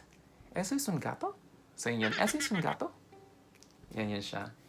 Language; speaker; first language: Spanish; non-native, fluent; Filipino